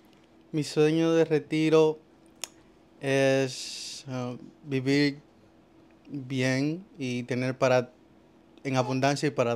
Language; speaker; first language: Spanish; early bilingual, heritage; Spanish